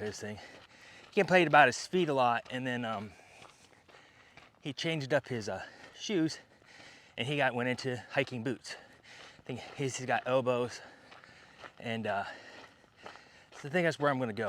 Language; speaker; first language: English; native; English